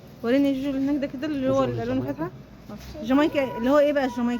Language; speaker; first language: Arabic; native; Arabic